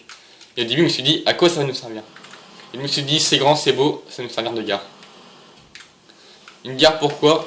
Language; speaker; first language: French; native; French